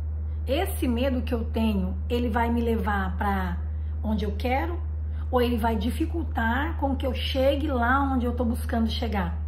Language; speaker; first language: Portuguese; native; Portuguese